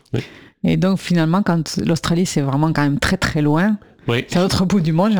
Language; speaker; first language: French; native; French